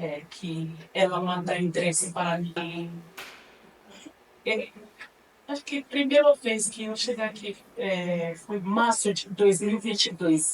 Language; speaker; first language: Portuguese; non-native, learner; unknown